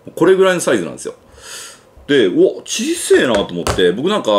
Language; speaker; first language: Japanese; native; Japanese